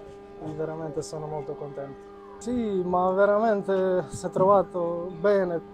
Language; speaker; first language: Italian; non-native, learner; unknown